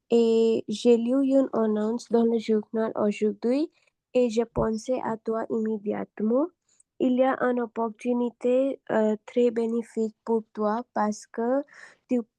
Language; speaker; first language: French; non-native, learner; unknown